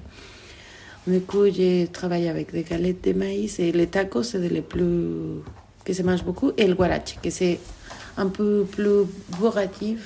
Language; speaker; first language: French; non-native, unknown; Spanish